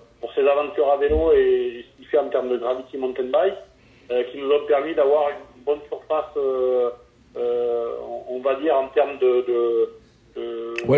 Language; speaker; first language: French; native; French